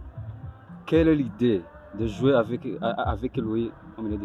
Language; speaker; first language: French; non-native, learner; Kinyarwanda